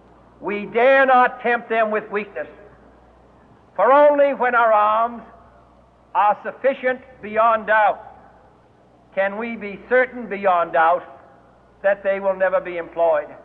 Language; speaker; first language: English; native; English